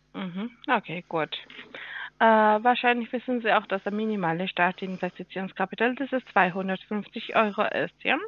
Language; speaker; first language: German; non-native, learner; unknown